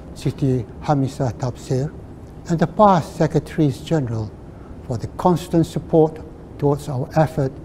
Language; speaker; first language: English; non-native, local second language; Malay